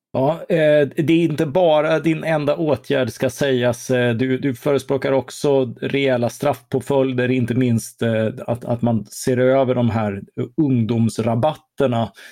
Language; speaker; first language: Swedish; native; Swedish